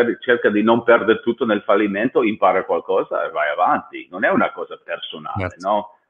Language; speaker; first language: Italian; non-native, fluent; English